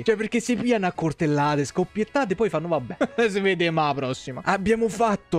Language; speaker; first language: Italian; native; Italian